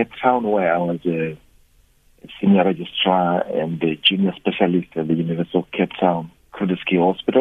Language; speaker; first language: English; non-native, local second language; Shona